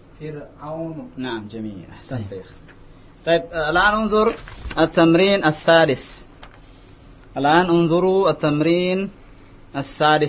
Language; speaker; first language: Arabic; non-native, fluent; Indonesian